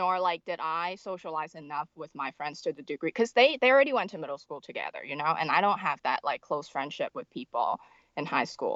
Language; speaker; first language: English; non-native, local second language; Cantonese